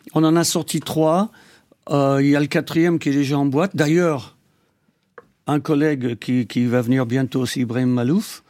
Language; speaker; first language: French; non-native, fluent; English